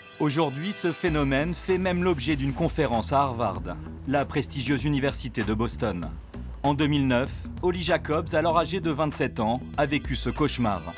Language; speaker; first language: French; native; French